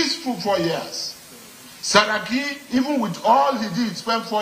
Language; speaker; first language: English; non-native, local second language; Yoruba